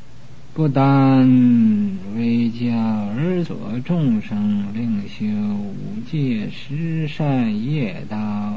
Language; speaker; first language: Chinese; native; Chinese